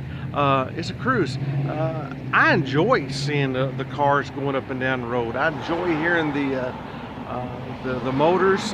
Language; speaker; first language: English; native; English